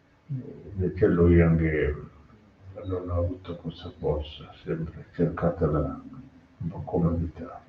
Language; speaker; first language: Italian; non-native, learner; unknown